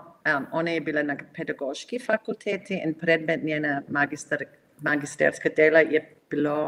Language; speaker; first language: Slovenian; non-native, fluent; English